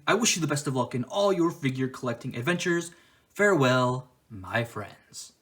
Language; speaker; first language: English; native; English